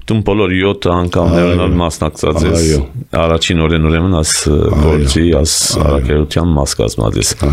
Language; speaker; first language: Armenian; early bilingual, heritage; Armenian